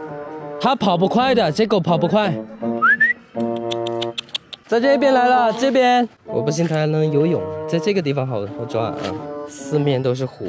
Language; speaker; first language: Chinese; native; Chinese